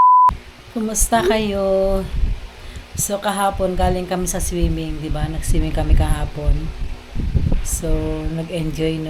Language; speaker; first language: Filipino; non-native, local second language; Iloko